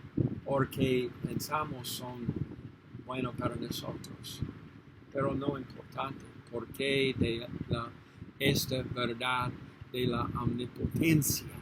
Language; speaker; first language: Spanish; non-native, learner; English